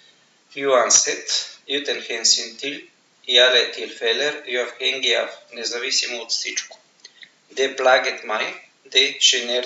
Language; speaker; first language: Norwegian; non-native, fluent; Bulgarian